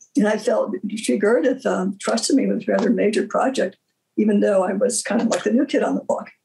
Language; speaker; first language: English; native; English